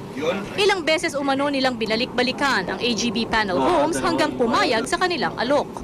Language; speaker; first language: Filipino; native; Filipino